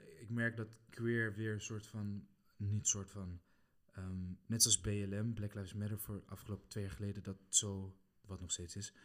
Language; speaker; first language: Dutch; early bilingual, other home language; Kabuverdianu